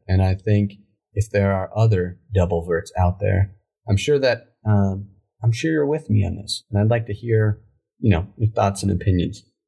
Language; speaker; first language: English; native; English